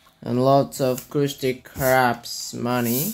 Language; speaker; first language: English; non-native, learner; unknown